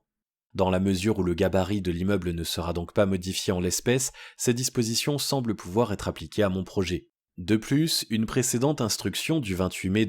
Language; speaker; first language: French; native; French